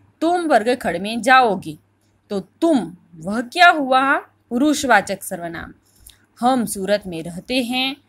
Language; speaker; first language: Hindi; non-native, local second language; Gujarati